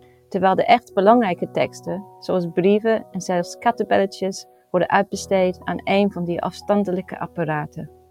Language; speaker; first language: Dutch; non-native, fluent; English